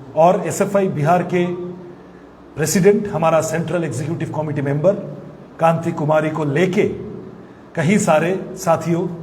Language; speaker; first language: Hindi; non-native, local second language; Bangla